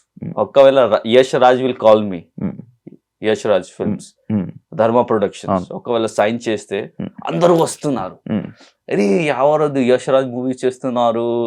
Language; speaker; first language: Telugu; non-native, learner; Hindi